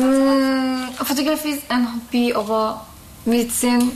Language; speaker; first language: German; non-native, fluent; Persian